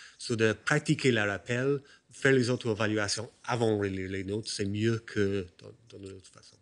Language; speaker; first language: French; non-native, fluent; English